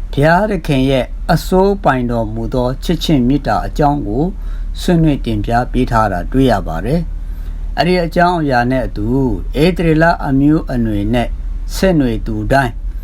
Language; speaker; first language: Burmese; non-native, local second language; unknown